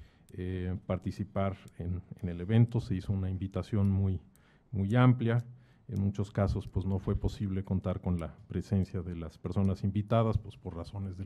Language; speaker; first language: Spanish; native; Spanish